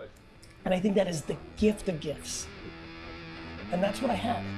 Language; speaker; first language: English; early bilingual, other home language; Russian